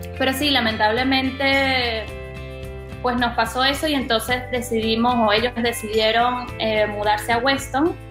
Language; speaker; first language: Spanish; native; Spanish